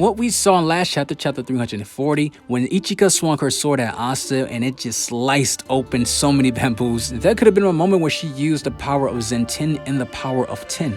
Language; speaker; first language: English; native; English